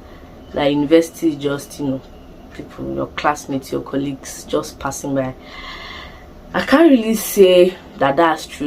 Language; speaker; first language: English; non-native, local second language; Igbo